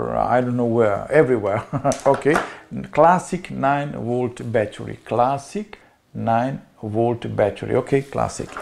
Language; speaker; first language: English; non-native, learner; Slovenian